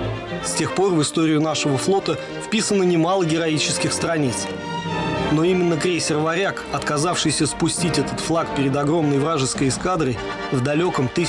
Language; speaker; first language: Russian; native; Russian